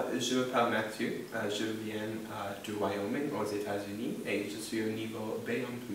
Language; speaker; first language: French; non-native, learner; English